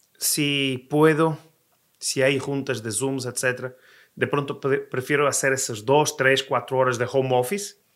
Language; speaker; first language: Spanish; non-native, fluent; Portuguese